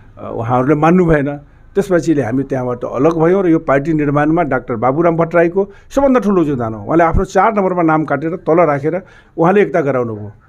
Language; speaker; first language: Nepali; non-native, local second language; Maithili